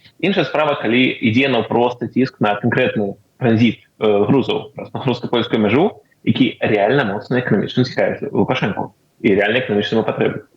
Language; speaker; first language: Belarusian; native; Belarusian